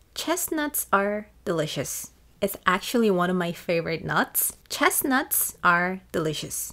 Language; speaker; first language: English; non-native, fluent; Korean